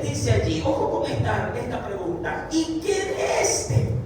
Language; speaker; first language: Spanish; native; Spanish